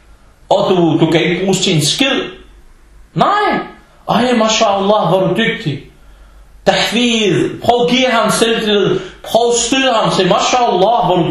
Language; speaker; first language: Danish; early bilingual, other home language; Arabic